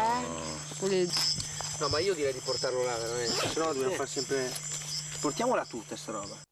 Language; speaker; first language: Italian; native; Italian